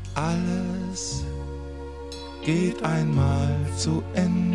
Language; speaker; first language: German; native; German